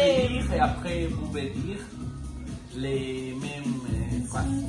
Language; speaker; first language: French; non-native, learner; Spanish